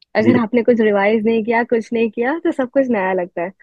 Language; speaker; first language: Hindi; non-native, local second language; Gujarati